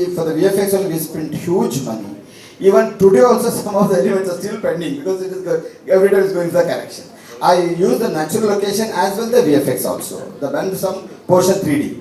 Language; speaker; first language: English; non-native, local second language; Kannada